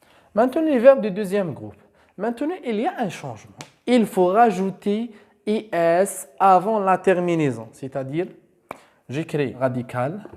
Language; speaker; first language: French; non-native, local second language; Arabic